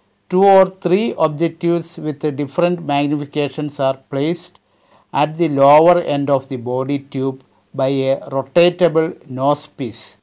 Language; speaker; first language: English; non-native, local second language; Malayalam